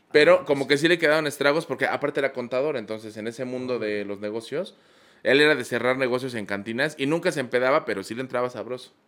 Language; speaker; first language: Spanish; native; Spanish